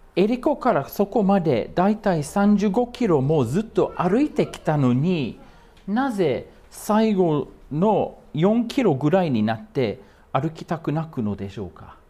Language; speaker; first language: Japanese; non-native, fluent; English